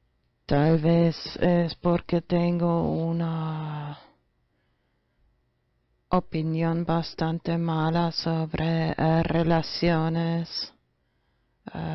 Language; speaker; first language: Spanish; non-native, fluent; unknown